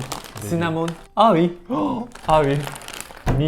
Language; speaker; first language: French; non-native, learner; Korean